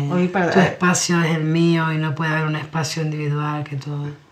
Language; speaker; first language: Spanish; native; Spanish